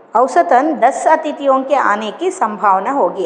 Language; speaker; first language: Hindi; non-native, local second language; Kannada